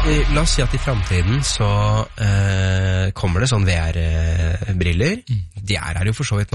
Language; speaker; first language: Norwegian; native; Norwegian